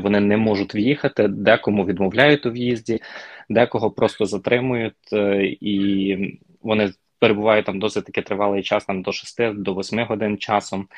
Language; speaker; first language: Ukrainian; native; Ukrainian